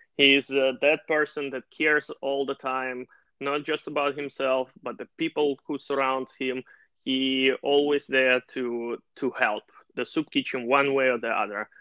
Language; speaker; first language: English; non-native, fluent; Russian